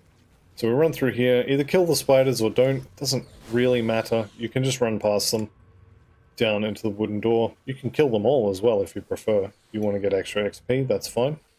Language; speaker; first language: English; native; English